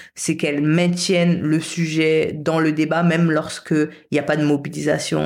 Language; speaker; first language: French; native; French